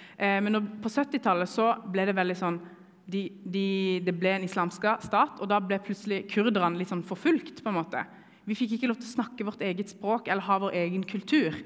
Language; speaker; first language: Norwegian; early bilingual, other home language; Kurdish